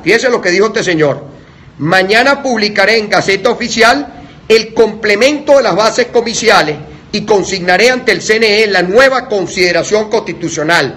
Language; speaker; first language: Spanish; native; Spanish